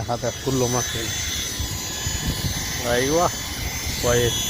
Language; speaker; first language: Arabic; non-native, learner; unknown